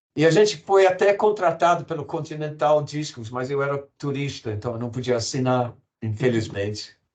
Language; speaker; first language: Portuguese; non-native, fluent; English